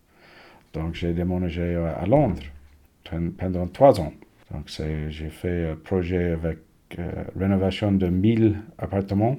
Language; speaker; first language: French; non-native, learner; English